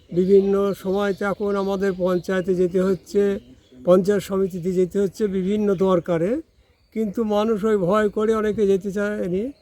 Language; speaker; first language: Bangla; native; Bangla